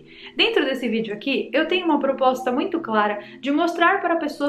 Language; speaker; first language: Portuguese; native; Portuguese